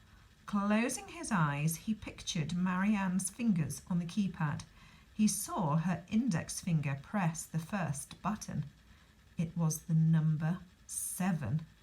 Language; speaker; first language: English; native; English